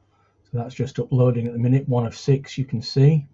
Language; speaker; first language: English; native; English